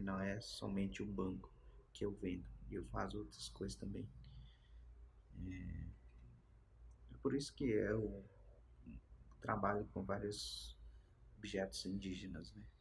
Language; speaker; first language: Portuguese; non-native, local second language; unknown